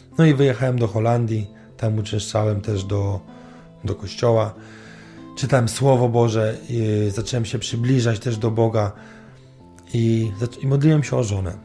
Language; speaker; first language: Polish; native; Polish